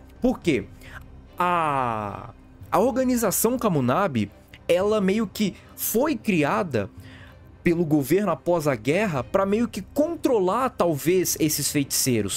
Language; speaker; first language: Portuguese; native; Portuguese